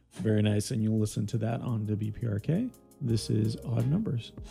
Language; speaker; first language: English; early bilingual, other home language; Greek